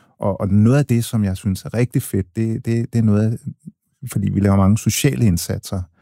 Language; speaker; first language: Danish; early bilingual, other home language; English